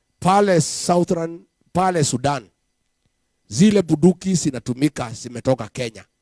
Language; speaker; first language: Swahili; non-native, local second language; Kikuyu